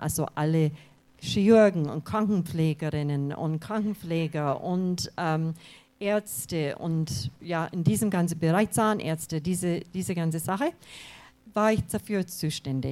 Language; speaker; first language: German; non-native, fluent; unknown